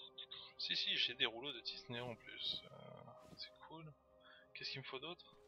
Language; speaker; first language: French; native; French